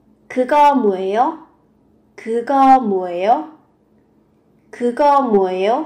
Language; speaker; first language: Korean; non-native, fluent; Vietnamese